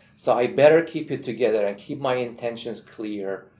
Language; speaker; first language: English; non-native, fluent; Persian